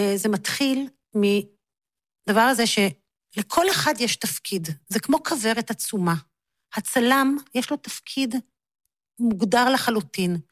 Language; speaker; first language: Hebrew; native; Hebrew